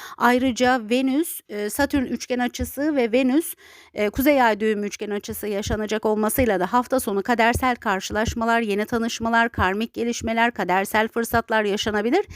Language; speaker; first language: Turkish; native; Turkish